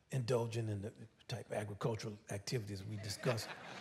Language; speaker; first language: English; native; English